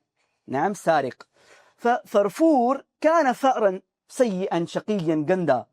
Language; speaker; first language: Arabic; non-native, fluent; Urdu